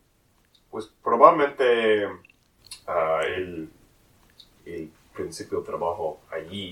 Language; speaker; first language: Spanish; non-native, learner; English